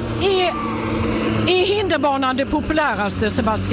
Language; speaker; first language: Swedish; native; Swedish